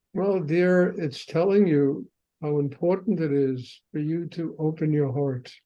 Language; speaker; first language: English; native; English